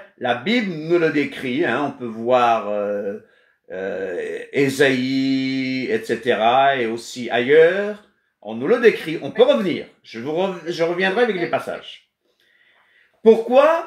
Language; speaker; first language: French; non-native, fluent; Kabuverdianu